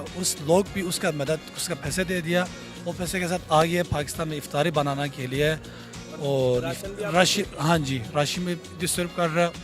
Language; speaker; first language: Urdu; non-native, learner; Turkish